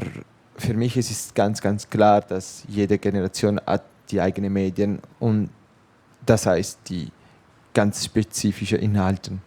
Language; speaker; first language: German; non-native, fluent; Italian